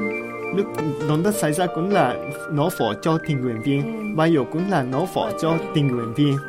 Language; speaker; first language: Vietnamese; non-native, learner; Japanese